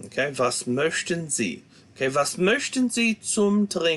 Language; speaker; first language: German; non-native, fluent; English